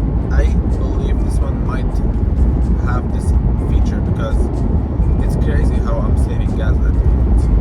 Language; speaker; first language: English; non-native, fluent; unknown